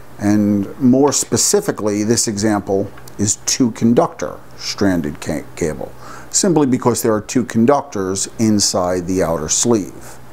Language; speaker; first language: English; native; English